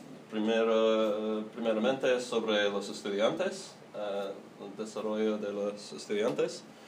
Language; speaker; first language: Spanish; non-native, learner; English